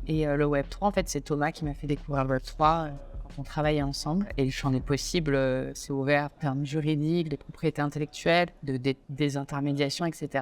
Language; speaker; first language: French; native; French